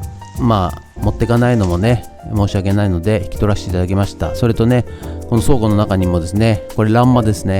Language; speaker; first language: Japanese; native; Japanese